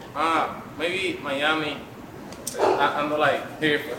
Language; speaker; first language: English; non-native, learner; Spanish